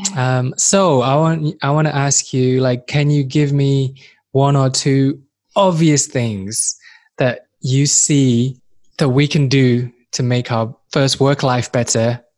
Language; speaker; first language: English; native; English